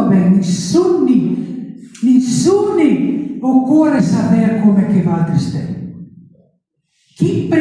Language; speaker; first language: Italian; non-native, local second language; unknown